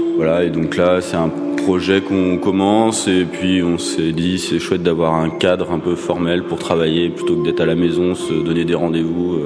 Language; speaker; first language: French; native; French